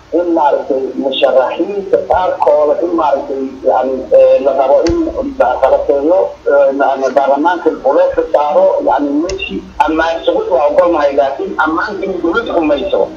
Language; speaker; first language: Somali; non-native, local second language; Maay